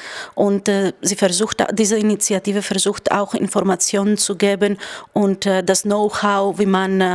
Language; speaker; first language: German; non-native, fluent; Greek